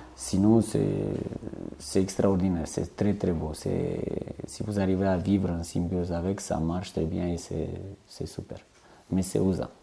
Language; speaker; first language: French; non-native, fluent; Romanian